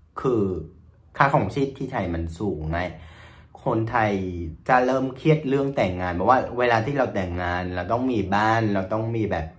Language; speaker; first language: Thai; non-native, fluent; Vietnamese